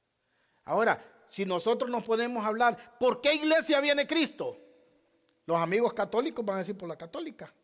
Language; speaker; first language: Spanish; native; Spanish